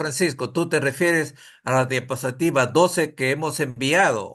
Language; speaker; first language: Spanish; native; Spanish